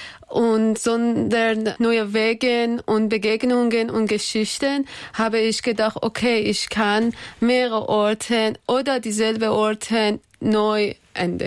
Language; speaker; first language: German; non-native, fluent; Persian